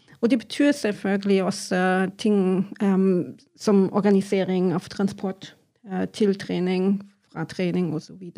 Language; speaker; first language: Norwegian; non-native, fluent; German